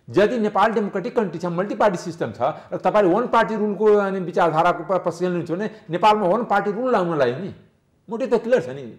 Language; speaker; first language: Nepali; native; Nepali